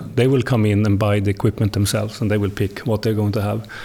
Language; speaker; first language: English; non-native, fluent; Swedish